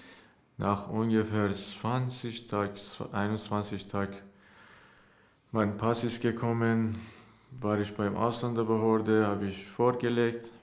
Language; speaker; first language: German; non-native, learner; Persian